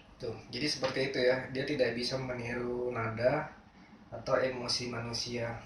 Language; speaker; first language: Indonesian; native; Indonesian